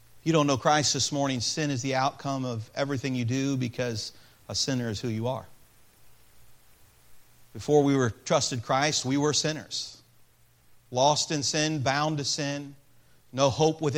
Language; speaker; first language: English; native; English